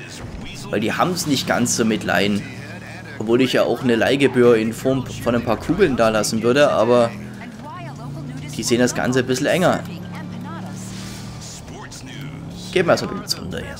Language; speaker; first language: German; native; German